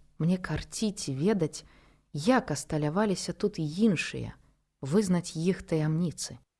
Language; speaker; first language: Belarusian; non-native, local second language; Russian